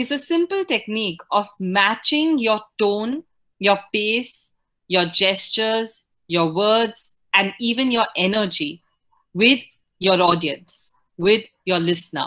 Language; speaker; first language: English; non-native, local second language; Hindi